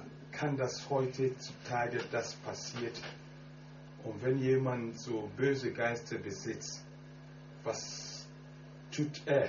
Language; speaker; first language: German; non-native, learner; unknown